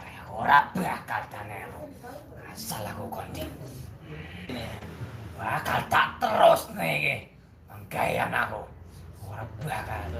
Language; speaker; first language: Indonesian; non-native, local second language; Javanese